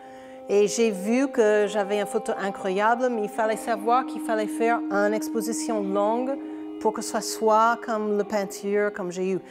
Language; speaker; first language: French; non-native, fluent; English